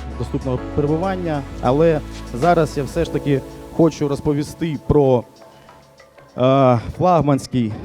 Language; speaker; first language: Ukrainian; non-native, local second language; Russian